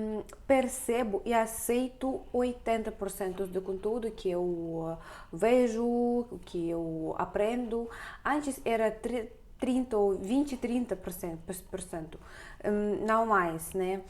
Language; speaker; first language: Portuguese; non-native, fluent; Russian